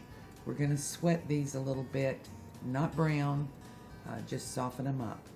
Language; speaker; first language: English; native; English